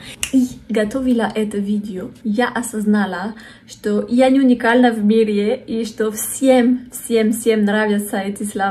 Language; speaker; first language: Russian; non-native, fluent; French